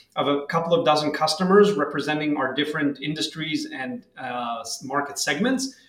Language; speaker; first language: English; non-native, fluent; Hebrew